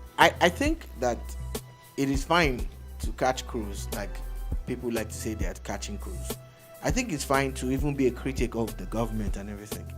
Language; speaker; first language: English; non-native, local second language; Yoruba